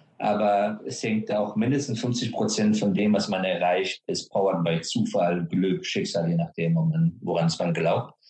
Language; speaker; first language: German; non-native, fluent; Persian